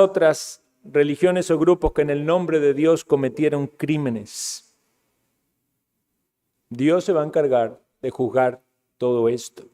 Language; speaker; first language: Spanish; native; Spanish